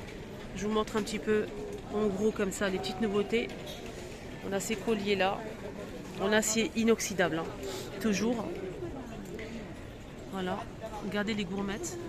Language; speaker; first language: French; native; French